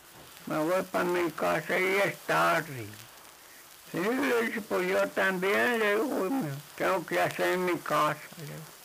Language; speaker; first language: Spanish; non-native, local second language; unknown